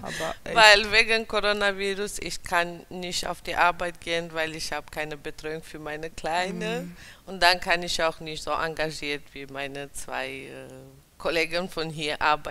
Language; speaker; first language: German; early bilingual, other home language; Romany